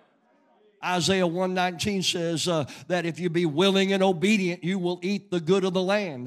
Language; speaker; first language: English; native; English